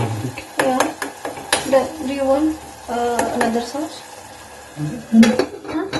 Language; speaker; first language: English; non-native, learner; Indonesian